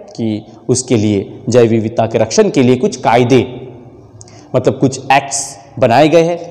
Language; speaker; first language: Hindi; non-native, local second language; Marathi